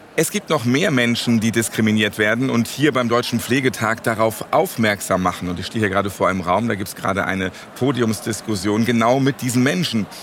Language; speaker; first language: German; native; German